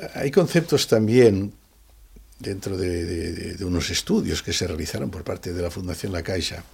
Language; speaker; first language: Spanish; non-native, local second language; Catalan